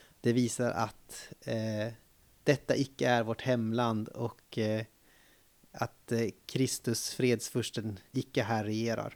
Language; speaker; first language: Swedish; native; Swedish